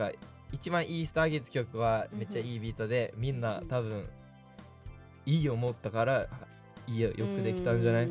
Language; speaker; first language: Japanese; non-native, fluent; English